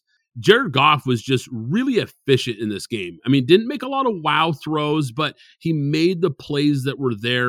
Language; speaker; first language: English; native; English